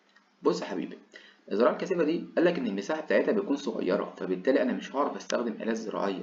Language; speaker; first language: Arabic; native; Arabic